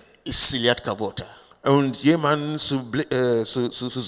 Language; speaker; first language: German; non-native, learner; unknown